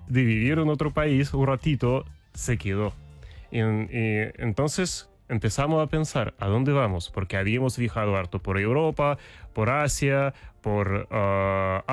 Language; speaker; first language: Spanish; non-native, fluent; Russian